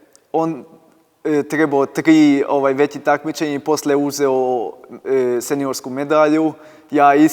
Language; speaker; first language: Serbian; non-native, local second language; Hungarian